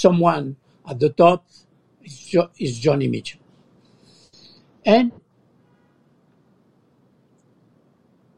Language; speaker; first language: English; non-native, fluent; French